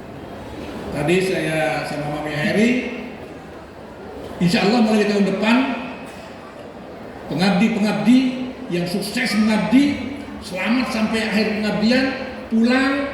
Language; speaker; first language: Indonesian; non-native, local second language; Sasak